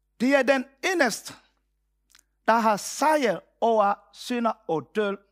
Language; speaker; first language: Danish; non-native, fluent; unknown